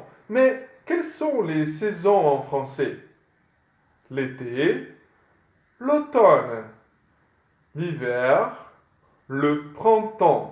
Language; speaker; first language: French; non-native, fluent; Portuguese